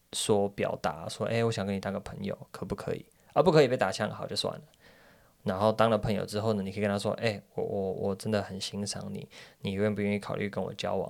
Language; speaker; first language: Chinese; native; Chinese